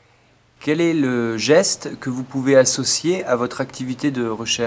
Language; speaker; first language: French; native; French